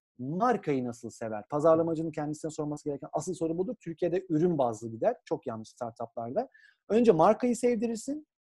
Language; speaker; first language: Turkish; native; Turkish